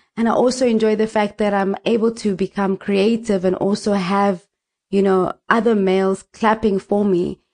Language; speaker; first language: English; non-native, local second language; Northern Sotho